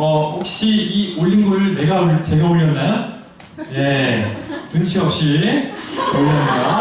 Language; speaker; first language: Korean; native; Korean